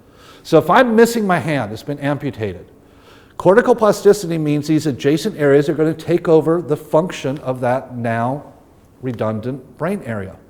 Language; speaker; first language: English; native; English